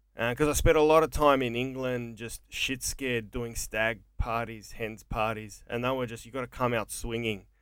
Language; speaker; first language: English; native; English